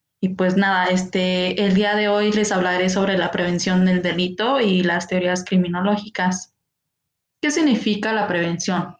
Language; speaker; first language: Spanish; native; Spanish